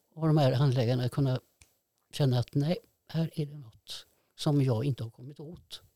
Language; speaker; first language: Swedish; native; Swedish